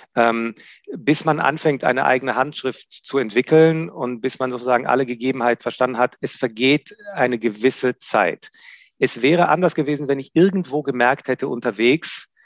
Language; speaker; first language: German; non-native, fluent; Hebrew